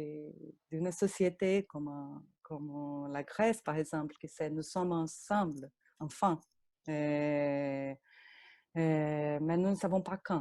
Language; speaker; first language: French; non-native, fluent; Portuguese